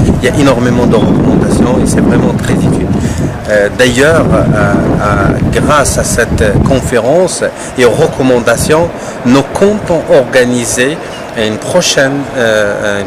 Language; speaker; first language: French; non-native, local second language; Arabic